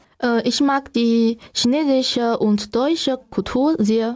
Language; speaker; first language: German; non-native, learner; Chinese